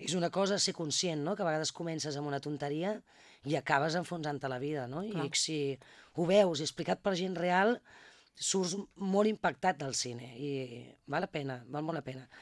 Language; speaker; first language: Catalan; native; Catalan